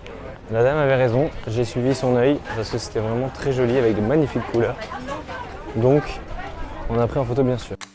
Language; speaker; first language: French; native; French